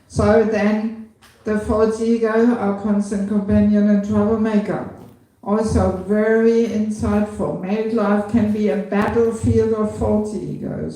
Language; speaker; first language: English; non-native, fluent; German